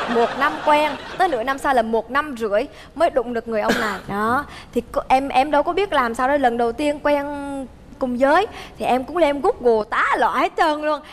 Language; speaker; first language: Vietnamese; early bilingual, heritage; Vietnamese